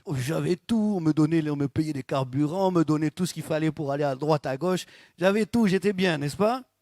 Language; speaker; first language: French; native; French